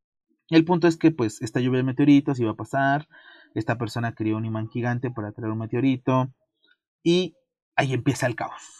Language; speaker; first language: Spanish; native; Spanish